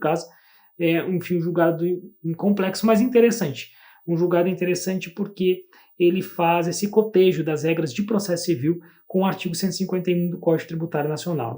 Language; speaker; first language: Portuguese; native; Portuguese